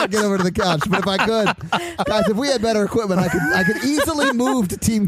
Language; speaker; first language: English; native; English